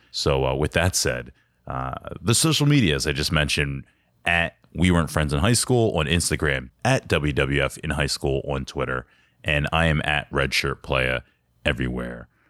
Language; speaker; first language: English; native; English